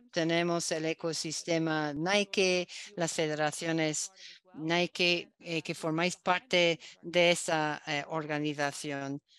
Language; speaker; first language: Spanish; non-native, learner; Dutch